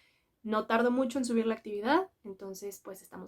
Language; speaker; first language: Spanish; native; Spanish